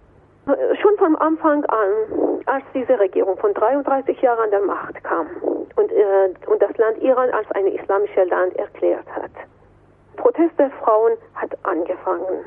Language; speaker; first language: German; non-native, fluent; Persian